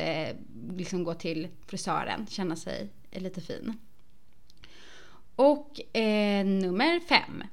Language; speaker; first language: Swedish; native; Swedish